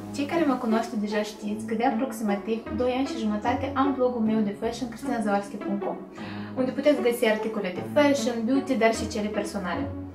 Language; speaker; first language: Romanian; non-native, fluent; Russian